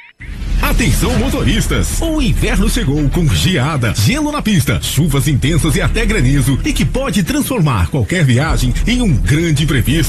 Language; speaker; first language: Portuguese; native; Portuguese